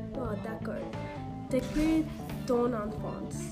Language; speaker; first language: French; non-native, learner; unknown